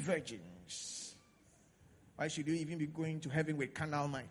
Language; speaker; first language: English; non-native, local second language; Akan